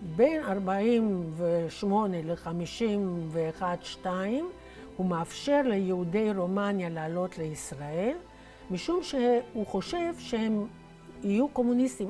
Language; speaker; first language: Hebrew; early bilingual, other home language; Romanian